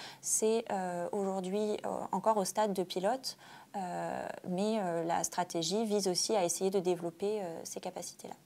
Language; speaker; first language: French; native; French